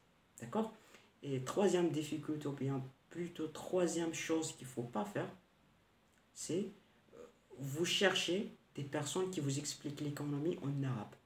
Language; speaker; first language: French; non-native, local second language; Arabic